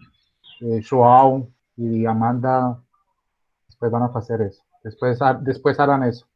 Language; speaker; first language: Spanish; non-native, learner; Portuguese